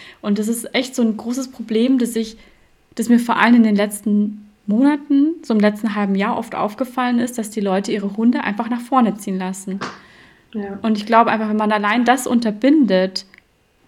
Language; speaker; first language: German; native; German